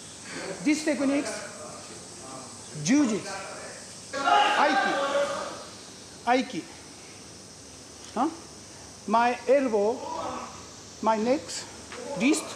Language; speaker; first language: English; non-native, learner; Japanese